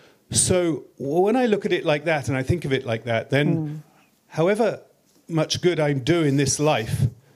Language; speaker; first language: English; native; English